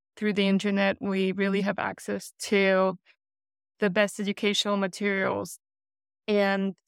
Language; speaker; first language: English; non-native, fluent; Russian